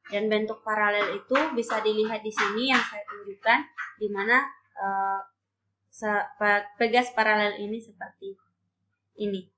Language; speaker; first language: Indonesian; native; Indonesian